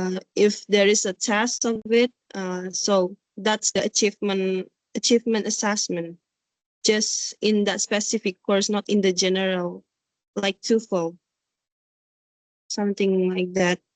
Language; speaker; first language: English; non-native, learner; Indonesian